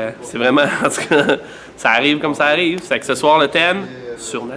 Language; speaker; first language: French; native; French